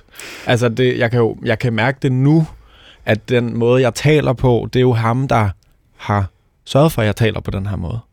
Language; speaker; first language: Danish; native; Danish